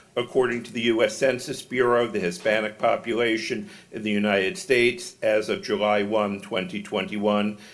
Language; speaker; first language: English; native; English